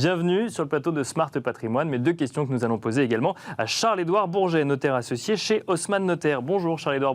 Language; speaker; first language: French; native; French